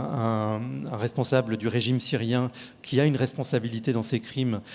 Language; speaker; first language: French; native; French